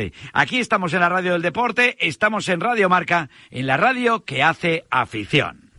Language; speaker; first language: Spanish; native; Spanish